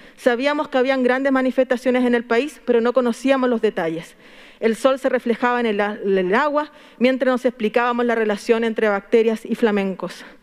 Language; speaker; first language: Spanish; native; Spanish